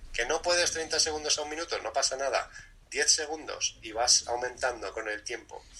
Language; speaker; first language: Spanish; early bilingual, other home language; English